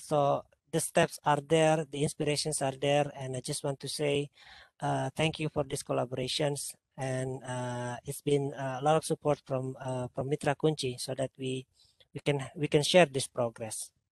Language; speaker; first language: English; non-native, fluent; Indonesian